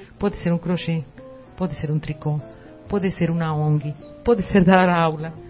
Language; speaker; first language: Portuguese; non-native, fluent; Spanish